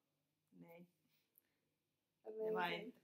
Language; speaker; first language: Swedish; non-native, fluent; Finnish